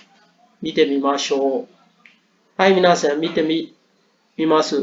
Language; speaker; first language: Japanese; non-native, fluent; Burmese